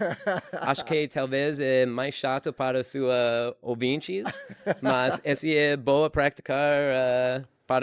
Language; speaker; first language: Portuguese; non-native, learner; English